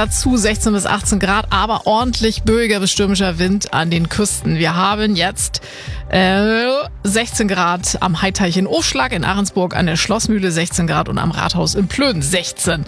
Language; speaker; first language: German; native; German